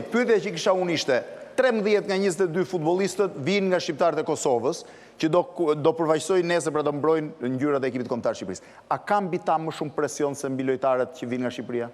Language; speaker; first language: Albanian; native; Albanian